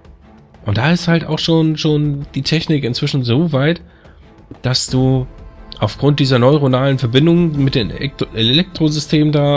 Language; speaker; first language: German; native; German